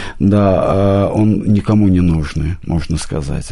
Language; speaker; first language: Russian; non-native, local second language; Armenian